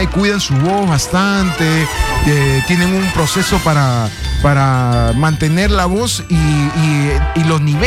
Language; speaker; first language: Spanish; native; Spanish